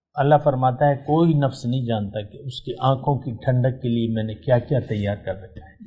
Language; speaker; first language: Urdu; non-native, local second language; Pashto